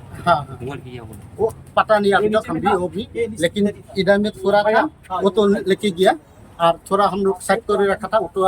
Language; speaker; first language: Hindi; non-native, local second language; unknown